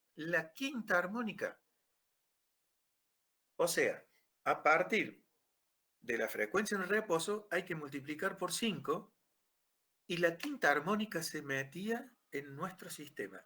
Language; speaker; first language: Spanish; native; Spanish